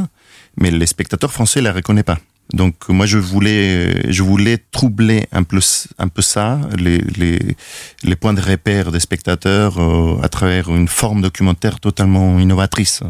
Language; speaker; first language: French; non-native, fluent; Spanish